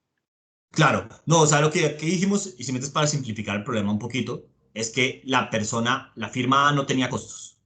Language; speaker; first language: Spanish; native; Spanish